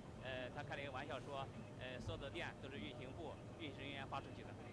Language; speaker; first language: Chinese; native; Chinese